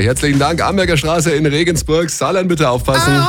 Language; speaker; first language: German; native; German